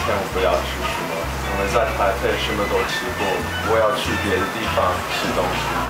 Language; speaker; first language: Chinese; non-native, fluent; English